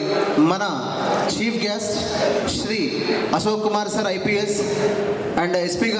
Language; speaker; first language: Telugu; native; Telugu